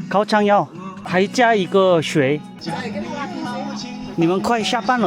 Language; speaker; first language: Chinese; non-native, fluent; Korean